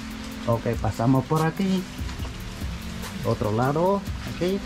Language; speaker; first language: Spanish; non-native, learner; Khmer